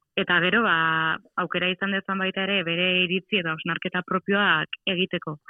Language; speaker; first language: Basque; native; Basque